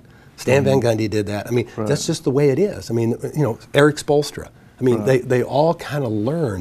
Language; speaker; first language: English; native; English